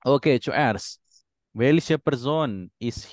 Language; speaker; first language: German; non-native, fluent; Indonesian